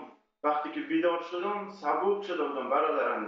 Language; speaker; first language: Persian; native; Persian